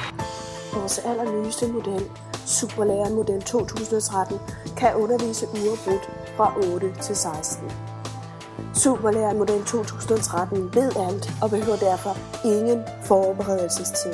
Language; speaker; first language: Danish; native; Danish